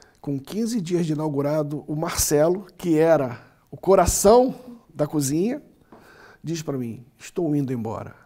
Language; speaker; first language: Portuguese; native; Portuguese